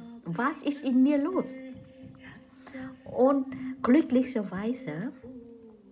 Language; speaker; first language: German; non-native, fluent; Vietnamese